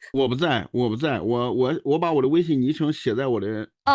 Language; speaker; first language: Chinese; native; Chinese